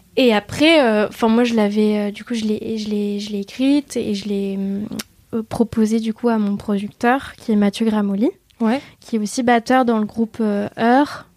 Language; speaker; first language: French; early bilingual, other home language; Vietnamese